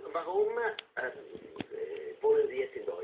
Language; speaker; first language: German; non-native, fluent; Italian